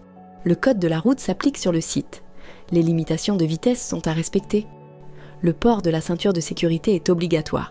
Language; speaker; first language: French; native; French